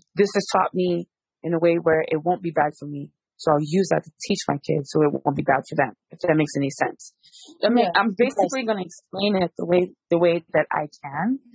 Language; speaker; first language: English; early bilingual, other home language; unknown